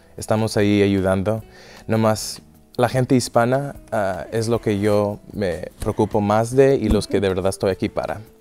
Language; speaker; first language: Spanish; early bilingual, heritage; Spanish